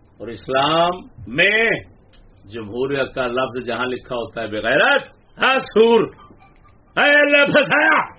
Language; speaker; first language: Urdu; non-native, local second language; Punjabi